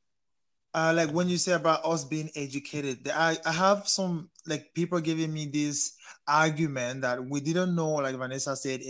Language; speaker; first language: English; non-native, local second language; French